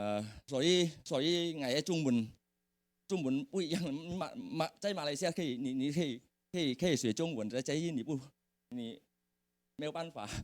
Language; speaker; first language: Chinese; early bilingual, heritage; Hakka Chinese